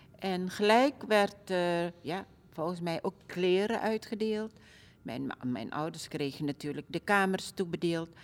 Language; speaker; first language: Dutch; early bilingual, other home language; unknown